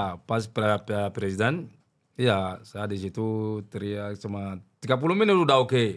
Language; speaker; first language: Indonesian; non-native, learner; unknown